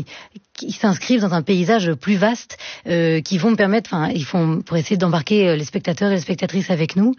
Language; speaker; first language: French; native; French